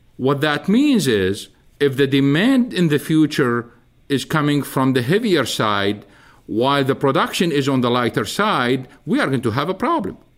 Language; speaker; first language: English; non-native, fluent; Arabic